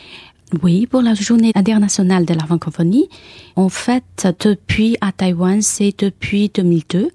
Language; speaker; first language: French; non-native, fluent; Chinese